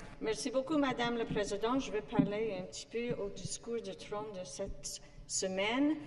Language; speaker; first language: French; non-native, fluent; English